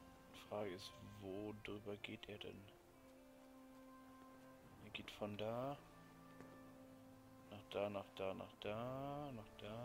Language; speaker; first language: German; native; German